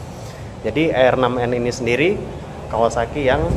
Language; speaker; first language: Indonesian; native; Indonesian